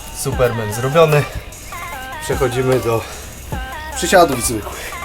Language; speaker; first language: Polish; native; Polish